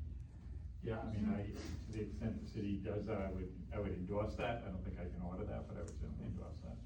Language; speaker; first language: English; native; English